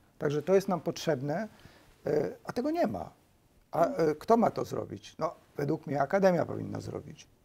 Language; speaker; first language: Polish; early bilingual, heritage; Polish